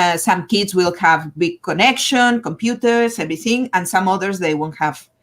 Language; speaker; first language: English; non-native, fluent; Catalan